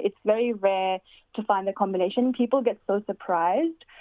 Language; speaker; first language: English; early bilingual, other home language; Hindi